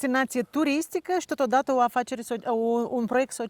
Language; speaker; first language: Romanian; native; Romanian